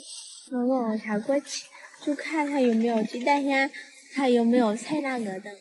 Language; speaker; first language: Chinese; non-native, learner; Lao